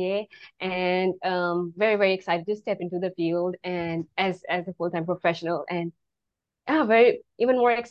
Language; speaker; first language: English; non-native, local second language; Urdu